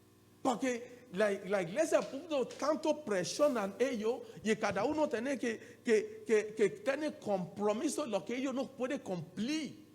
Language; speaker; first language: Spanish; non-native, learner; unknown